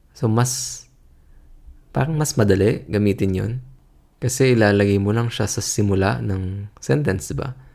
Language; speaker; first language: Filipino; native; Filipino